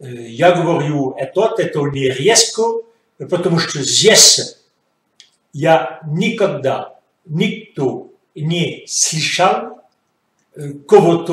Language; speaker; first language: Russian; non-native, fluent; French